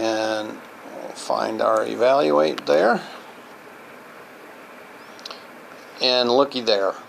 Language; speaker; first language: English; native; English